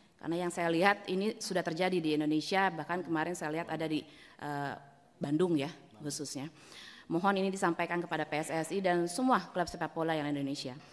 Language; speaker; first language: Indonesian; native; Indonesian